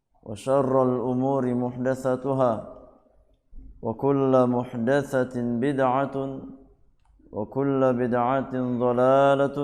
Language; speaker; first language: Arabic; non-native, fluent; Indonesian